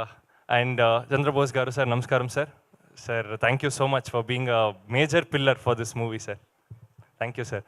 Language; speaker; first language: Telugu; non-native, learner; Kannada